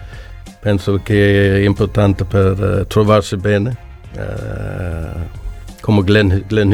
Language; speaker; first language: Italian; non-native, learner; Swedish